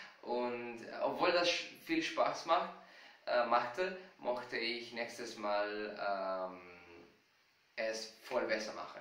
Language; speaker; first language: German; non-native, fluent; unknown